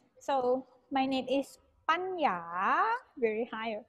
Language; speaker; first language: English; non-native, fluent; Thai